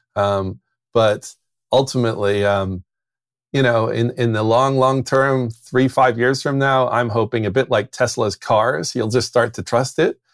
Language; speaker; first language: English; native; English